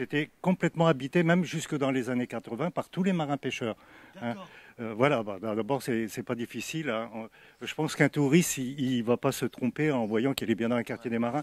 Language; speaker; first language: French; native; French